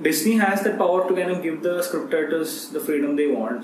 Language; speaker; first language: English; non-native, local second language; Malayalam